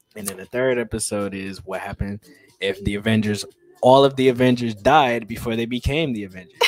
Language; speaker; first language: English; native; English